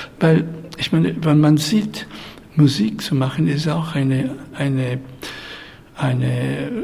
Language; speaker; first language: German; non-native, fluent; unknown